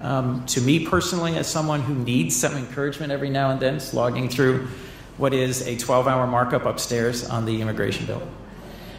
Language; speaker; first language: English; native; English